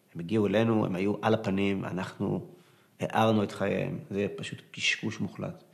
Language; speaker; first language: Hebrew; early bilingual, other home language; Arabic